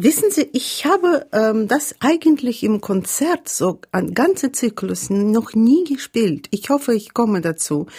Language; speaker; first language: German; non-native, fluent; Russian